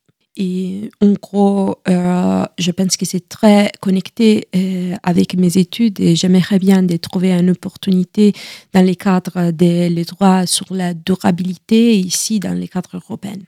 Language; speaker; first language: French; non-native, learner; Italian